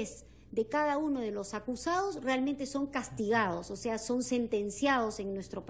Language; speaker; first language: Spanish; native; Spanish